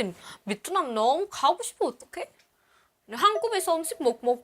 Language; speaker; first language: Korean; non-native, learner; Vietnamese